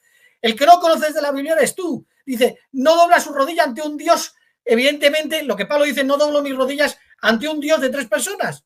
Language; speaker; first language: Spanish; native; Spanish